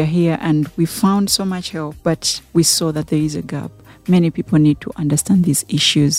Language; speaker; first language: English; non-native, local second language; Ganda